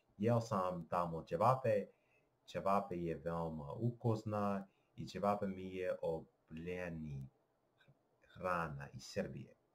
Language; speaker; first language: Serbian; non-native, learner; Russian